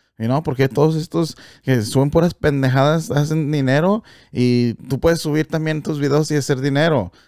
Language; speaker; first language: Spanish; early bilingual, heritage; Spanish